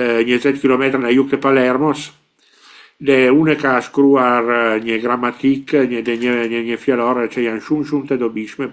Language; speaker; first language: Albanian; non-native, learner; Italian